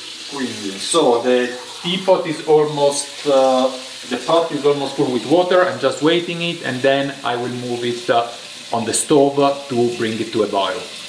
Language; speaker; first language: English; non-native, fluent; Italian